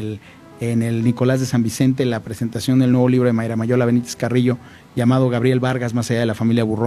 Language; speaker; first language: Spanish; native; Spanish